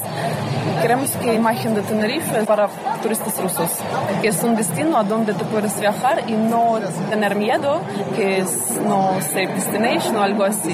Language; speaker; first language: Spanish; non-native, learner; Russian